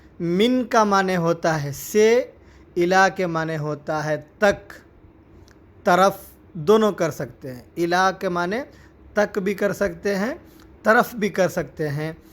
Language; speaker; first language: Urdu; native; Urdu